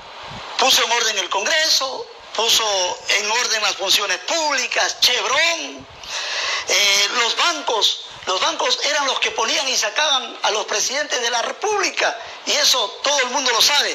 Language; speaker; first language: Spanish; native; Spanish